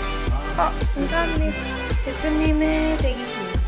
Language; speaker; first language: Korean; native; Korean